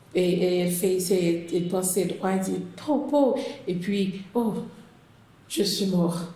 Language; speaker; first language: French; non-native, local second language; Haitian Creole